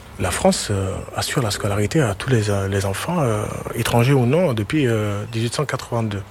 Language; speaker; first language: French; non-native, fluent; Italian